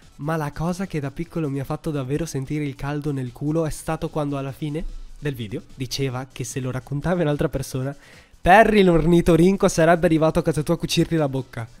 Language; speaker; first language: Italian; early bilingual, heritage; Italian